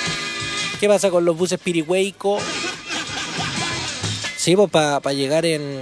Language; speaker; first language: Spanish; native; Spanish